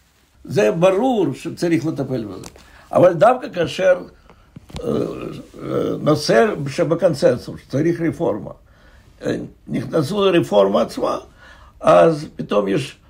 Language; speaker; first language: Hebrew; non-native, fluent; Russian